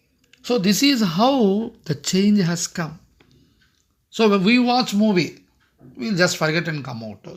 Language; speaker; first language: English; non-native, local second language; Telugu